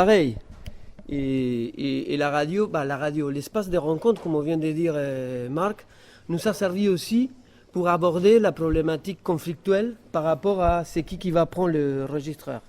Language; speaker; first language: French; non-native, fluent; Spanish